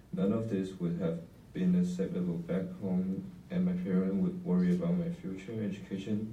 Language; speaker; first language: English; non-native, learner; Chinese